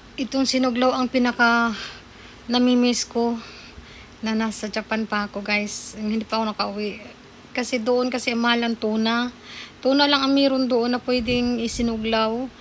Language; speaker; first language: Filipino; non-native, local second language; Cebuano